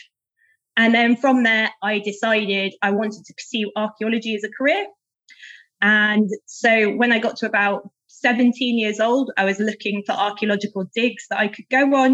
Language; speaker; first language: English; native; English